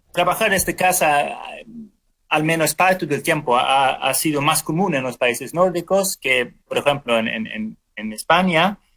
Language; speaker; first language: Spanish; non-native, fluent; Swedish